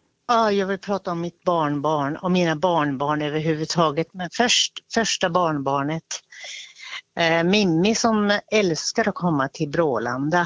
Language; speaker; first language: Swedish; native; Swedish